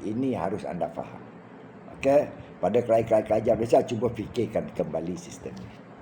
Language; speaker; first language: Malay; native; Malay